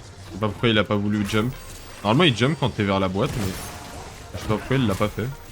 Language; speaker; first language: French; native; French